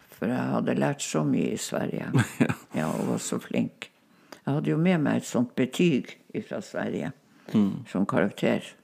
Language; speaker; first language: Norwegian; non-native, local second language; Northern Sami